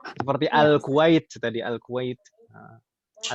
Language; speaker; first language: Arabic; non-native, fluent; Indonesian